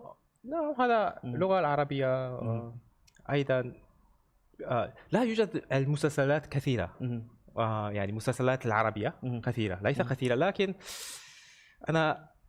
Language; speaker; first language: Arabic; non-native, learner; Korean